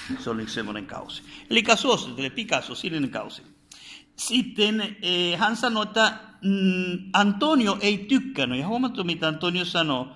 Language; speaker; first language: Finnish; non-native, fluent; Spanish